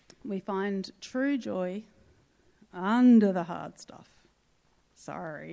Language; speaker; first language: English; native; English